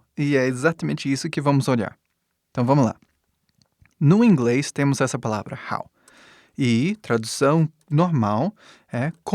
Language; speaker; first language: Portuguese; non-native, fluent; English